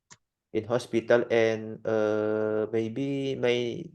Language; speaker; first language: English; non-native, learner; Indonesian